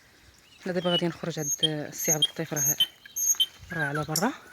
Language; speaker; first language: Arabic; native; Arabic